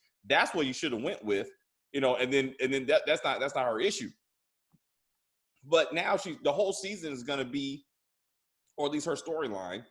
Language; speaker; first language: English; native; English